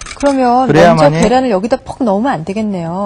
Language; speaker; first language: Korean; native; Korean